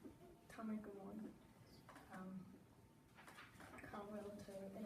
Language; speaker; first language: Irish; non-native, learner; English